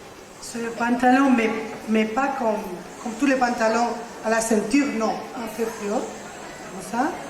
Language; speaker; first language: French; non-native, learner; Spanish